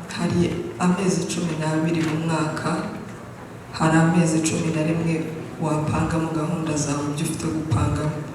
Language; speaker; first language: Kinyarwanda; native; Kinyarwanda